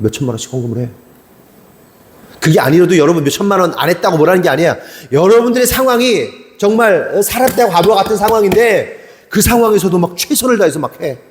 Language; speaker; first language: Korean; native; Korean